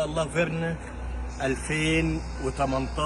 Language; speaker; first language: Arabic; native; Arabic